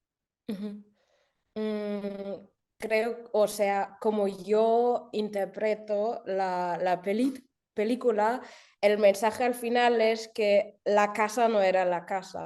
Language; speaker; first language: Spanish; early bilingual, heritage; German